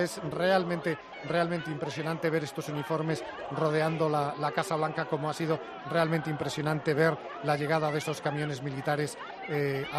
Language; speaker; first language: Spanish; native; Spanish